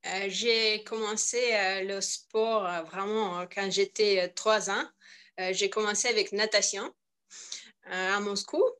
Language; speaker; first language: French; non-native, learner; Russian